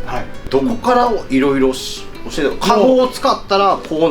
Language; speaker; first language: Japanese; native; Japanese